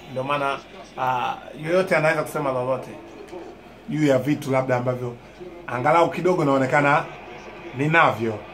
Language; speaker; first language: Swahili; native; Swahili